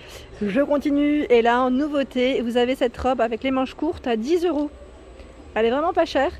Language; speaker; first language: French; native; French